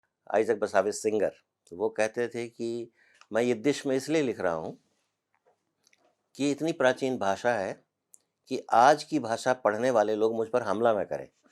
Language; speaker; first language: Hindi; native; Hindi